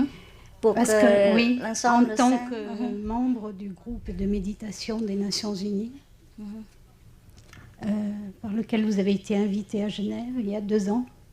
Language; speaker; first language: French; non-native, fluent; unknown